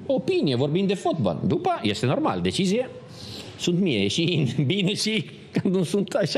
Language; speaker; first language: Romanian; non-native, learner; Italian